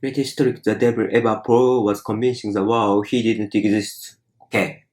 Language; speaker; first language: English; non-native, learner; Japanese